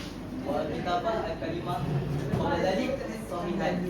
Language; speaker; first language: Arabic; non-native, learner; Malay